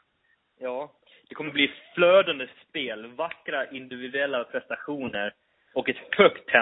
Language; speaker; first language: Swedish; native; Swedish